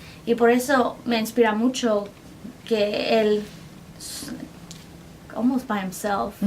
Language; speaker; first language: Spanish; early bilingual, heritage; Spanish